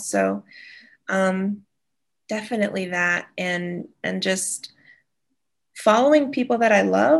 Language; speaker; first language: English; native; English